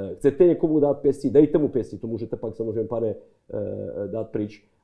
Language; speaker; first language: Czech; non-native, fluent; Serbian